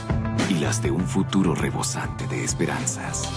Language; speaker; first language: Spanish; native; Spanish